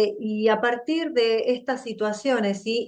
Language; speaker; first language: Spanish; native; Spanish